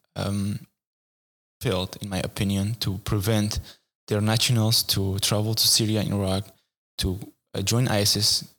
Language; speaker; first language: English; non-native, fluent; Arabic